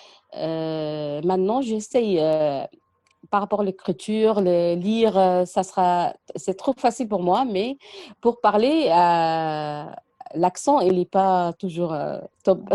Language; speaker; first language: French; non-native, learner; Arabic